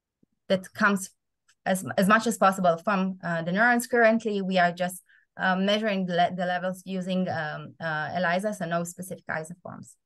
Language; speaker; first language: English; non-native, fluent; Hebrew